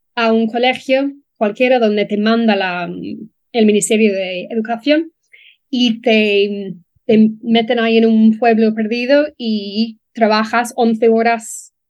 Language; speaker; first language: Spanish; non-native, fluent; English